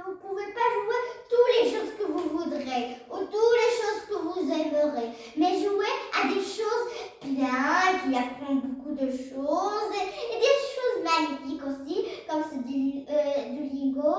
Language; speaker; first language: French; non-native, learner; Arabic